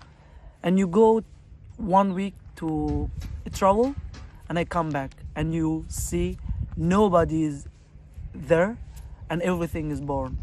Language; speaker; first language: English; non-native, fluent; Persian